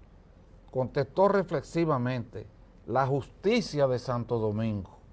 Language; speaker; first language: Spanish; native; Spanish